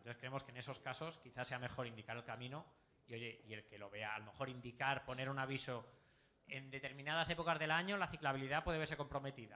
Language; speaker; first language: Spanish; native; Spanish